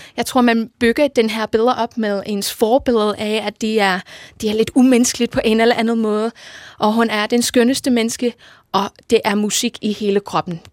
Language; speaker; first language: Danish; non-native, fluent; English